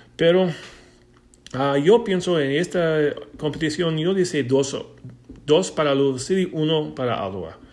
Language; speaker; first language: Spanish; non-native, learner; English